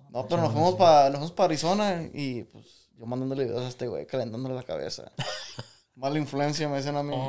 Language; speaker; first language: Spanish; early bilingual, other home language; English